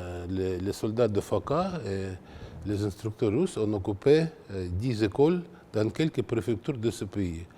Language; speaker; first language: French; non-native, fluent; Russian